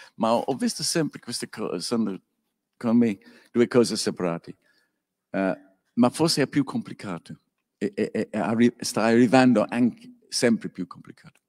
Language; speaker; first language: Italian; non-native, learner; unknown